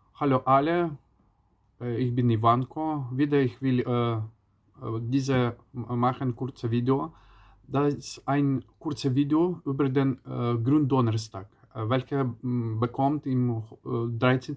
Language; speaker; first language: German; non-native, learner; Ukrainian